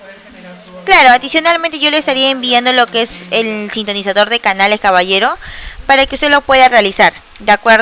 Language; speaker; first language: Spanish; native; Spanish